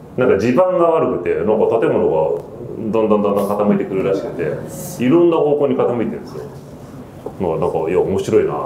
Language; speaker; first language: Japanese; early bilingual, heritage; Japanese